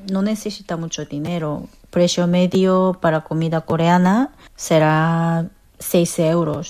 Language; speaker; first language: Spanish; non-native, fluent; Korean